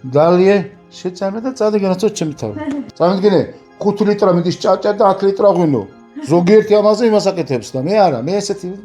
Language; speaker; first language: Georgian; non-native, local second language; Svan